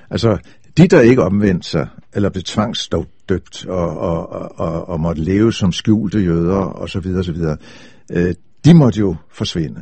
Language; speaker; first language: Danish; native; Danish